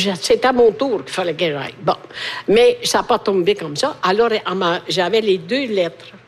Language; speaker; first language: French; non-native, fluent; Italian